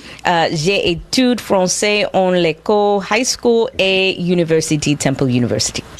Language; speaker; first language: French; non-native, learner; English